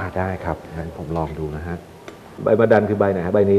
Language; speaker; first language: Thai; native; Thai